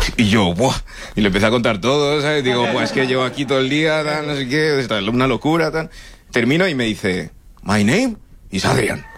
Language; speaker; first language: Spanish; early bilingual, other home language; English